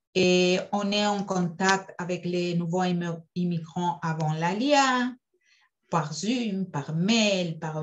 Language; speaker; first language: French; non-native, fluent; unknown